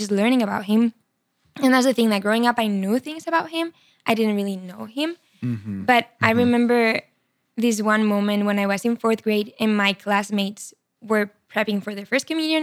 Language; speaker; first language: English; non-native, fluent; Spanish